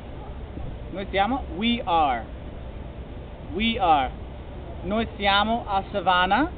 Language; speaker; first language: Italian; non-native, learner; English